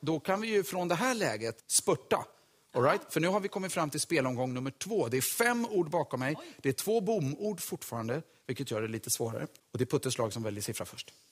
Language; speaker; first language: Swedish; native; Swedish